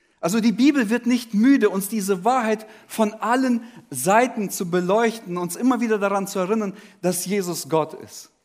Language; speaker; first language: German; early bilingual, other home language; Russian